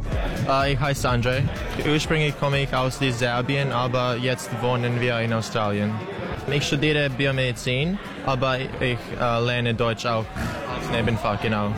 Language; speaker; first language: German; non-native, learner; Serbian